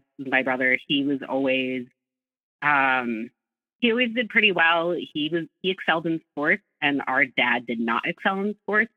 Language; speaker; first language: English; native; English